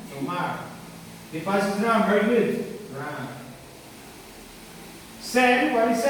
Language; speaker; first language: English; non-native, learner; Spanish